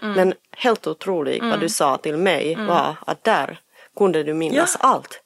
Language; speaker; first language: Swedish; non-native, fluent; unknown